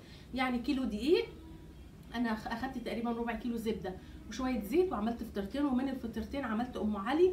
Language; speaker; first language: Arabic; native; Arabic